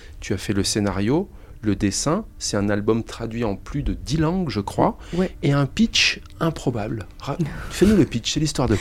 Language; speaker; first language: French; native; French